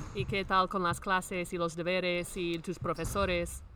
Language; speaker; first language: Spanish; non-native, fluent; English